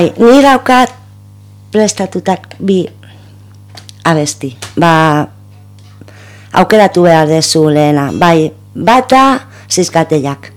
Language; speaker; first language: Basque; non-native, local second language; Spanish